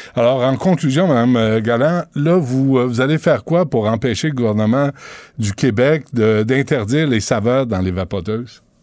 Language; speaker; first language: French; native; French